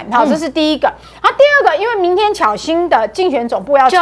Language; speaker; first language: Chinese; native; Chinese